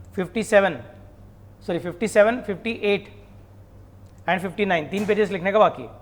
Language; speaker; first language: Hindi; non-native, local second language; Marathi